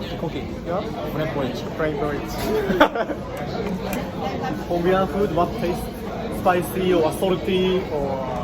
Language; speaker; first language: English; non-native, learner; Japanese